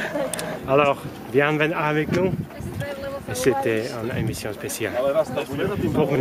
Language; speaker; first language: French; non-native, learner; Slovak